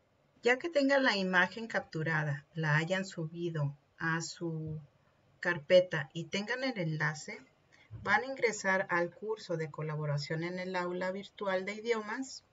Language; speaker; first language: Spanish; native; Spanish